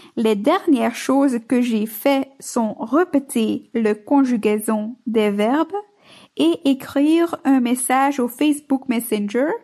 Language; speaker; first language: French; non-native, learner; Dutch